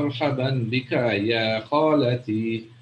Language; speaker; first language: Arabic; non-native, fluent; English